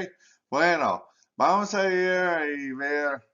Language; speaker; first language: Spanish; non-native, fluent; English